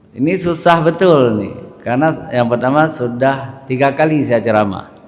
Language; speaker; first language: Malay; non-native, local second language; Achinese